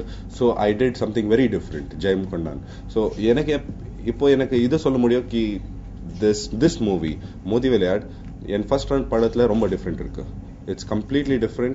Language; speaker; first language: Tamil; non-native, learner; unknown